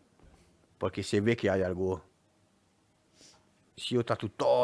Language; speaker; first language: Spanish; non-native, learner; French